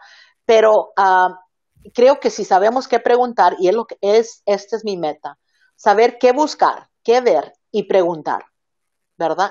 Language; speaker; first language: Spanish; early bilingual, heritage; Spanish